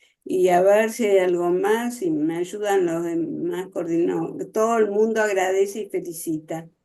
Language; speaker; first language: Spanish; native; Spanish